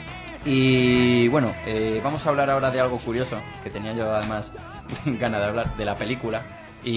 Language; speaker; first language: Spanish; native; Spanish